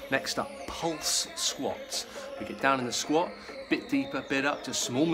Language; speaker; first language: English; native; English